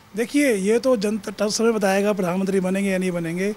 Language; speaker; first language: Hindi; native; Hindi